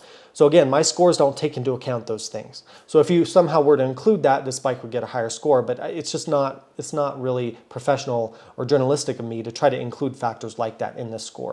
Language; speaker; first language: English; native; English